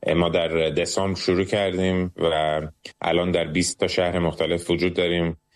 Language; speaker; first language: Persian; early bilingual, heritage; Persian